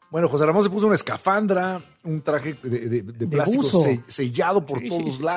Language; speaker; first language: Spanish; native; Spanish